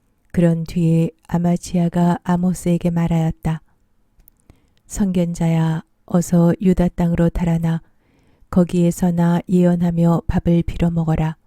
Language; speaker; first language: Korean; native; Korean